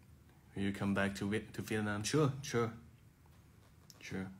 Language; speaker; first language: English; non-native, fluent; Thai